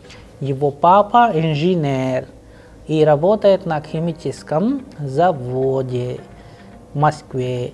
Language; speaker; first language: Russian; non-native, fluent; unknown